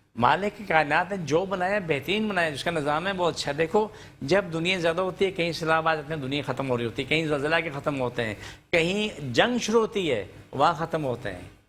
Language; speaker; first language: Urdu; non-native, local second language; Punjabi